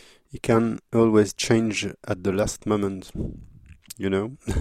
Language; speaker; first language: English; non-native, fluent; French